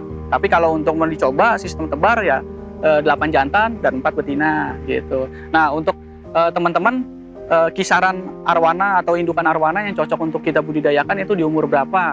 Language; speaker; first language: Indonesian; native; Indonesian